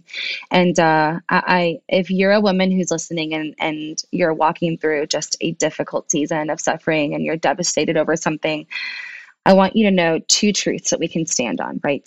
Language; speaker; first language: English; early bilingual, other home language; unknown